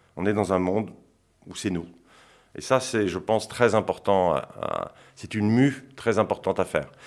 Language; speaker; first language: French; early bilingual, other home language; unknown